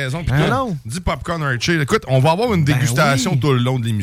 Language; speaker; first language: French; native; French